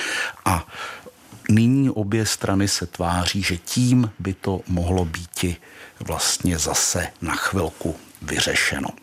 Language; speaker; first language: Czech; native; Czech